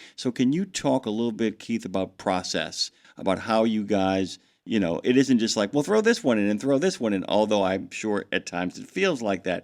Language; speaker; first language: English; native; English